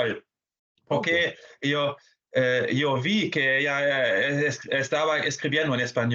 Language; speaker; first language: Spanish; non-native, fluent; German